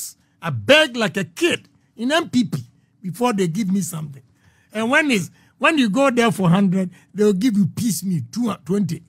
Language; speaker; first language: English; non-native, local second language; Akan